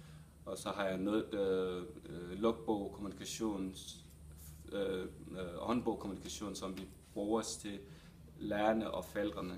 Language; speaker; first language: Danish; non-native, fluent; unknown